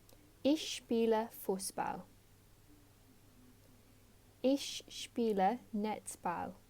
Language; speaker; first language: German; non-native, fluent; English